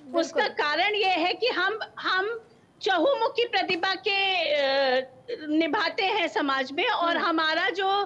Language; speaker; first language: Hindi; native; Hindi